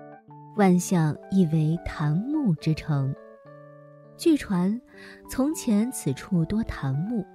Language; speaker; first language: Chinese; native; Chinese